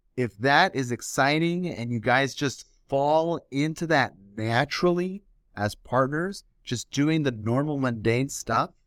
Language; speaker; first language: English; native; English